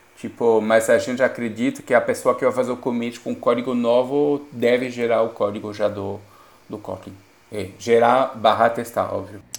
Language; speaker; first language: Portuguese; non-native, fluent; French